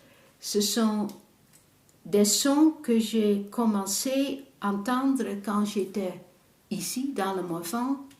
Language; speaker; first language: French; non-native, fluent; Dutch